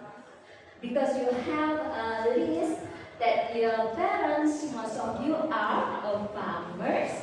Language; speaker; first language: English; non-native, learner; Indonesian